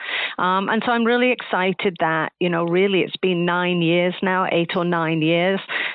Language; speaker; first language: English; native; English